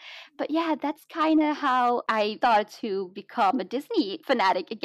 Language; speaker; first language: English; non-native, fluent; Dutch